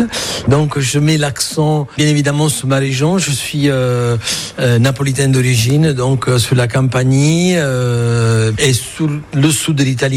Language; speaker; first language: French; non-native, fluent; Italian